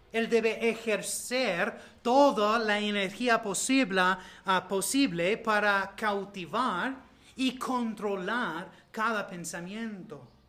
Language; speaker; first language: Spanish; non-native, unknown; English